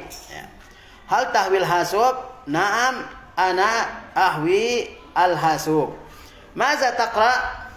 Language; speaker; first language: Arabic; non-native, fluent; Indonesian